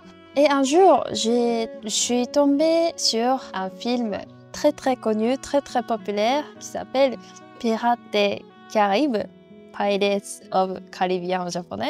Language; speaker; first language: French; non-native, fluent; Japanese